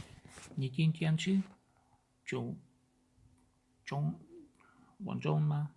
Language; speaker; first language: Chinese; non-native, learner; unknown